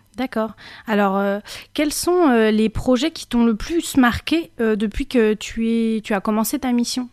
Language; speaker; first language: French; native; French